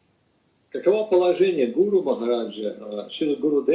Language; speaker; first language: Russian; native; Russian